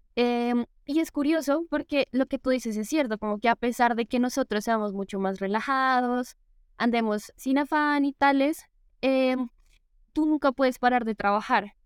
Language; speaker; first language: Spanish; native; Spanish